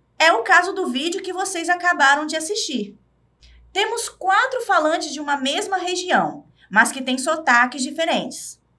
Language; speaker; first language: Portuguese; native; Portuguese